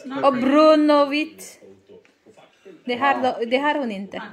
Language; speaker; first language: Swedish; non-native, learner; Indonesian